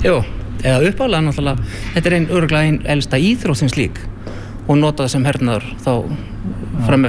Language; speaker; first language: Icelandic; native; Icelandic